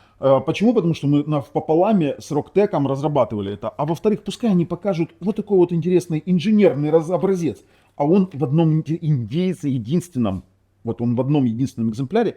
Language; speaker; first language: Russian; non-native, local second language; Ukrainian